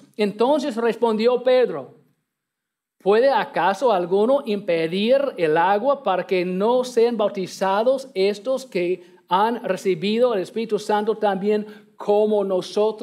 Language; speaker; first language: Spanish; non-native, learner; English